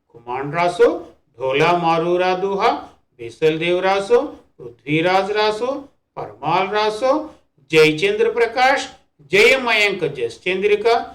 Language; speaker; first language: Hindi; non-native, local second language; Telugu